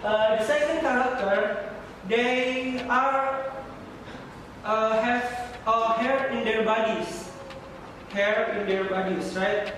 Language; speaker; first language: English; non-native, learner; Indonesian